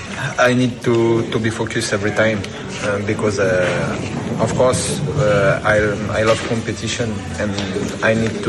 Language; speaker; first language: English; non-native, learner; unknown